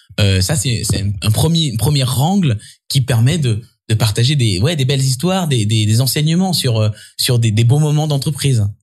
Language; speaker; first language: French; native; French